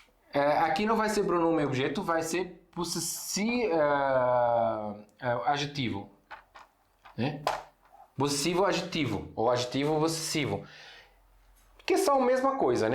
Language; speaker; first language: Portuguese; non-native, fluent; Arabic